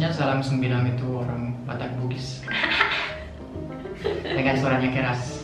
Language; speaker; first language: Indonesian; non-native, fluent; French